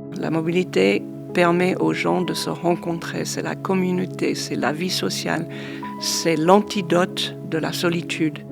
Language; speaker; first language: French; non-native, fluent; English